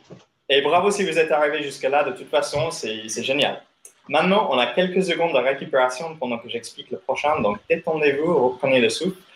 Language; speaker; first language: French; non-native, fluent; English